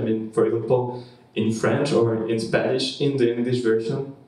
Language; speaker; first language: English; non-native, learner; French